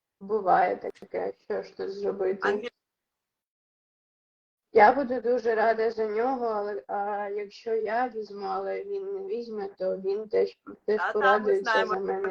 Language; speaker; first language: Ukrainian; non-native, local second language; Russian